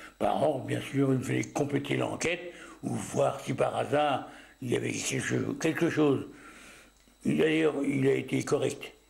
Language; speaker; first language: French; native; French